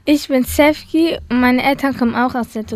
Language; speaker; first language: German; early bilingual, other home language; Turkish